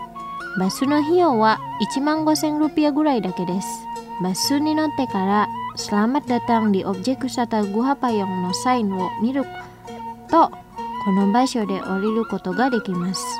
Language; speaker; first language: Japanese; non-native, fluent; Indonesian